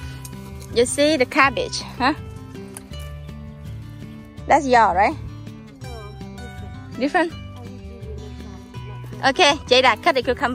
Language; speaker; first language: English; non-native, learner; Vietnamese